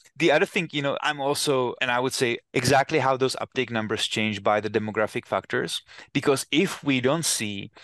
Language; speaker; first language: English; non-native, fluent; Czech